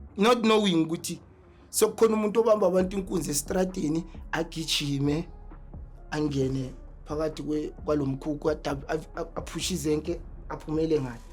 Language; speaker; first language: Zulu; native; Zulu